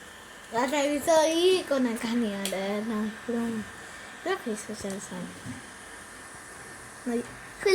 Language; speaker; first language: Spanish; native; Spanish